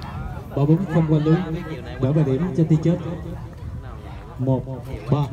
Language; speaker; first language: Vietnamese; native; Vietnamese